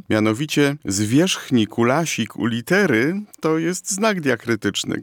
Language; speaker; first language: Polish; native; Polish